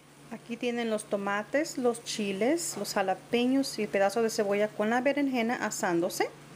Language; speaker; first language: Spanish; early bilingual, other home language; English